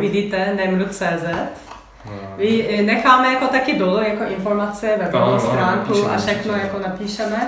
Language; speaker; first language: Czech; non-native, learner; Turkish